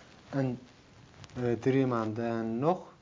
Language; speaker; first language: Dutch; non-native, learner; Turkish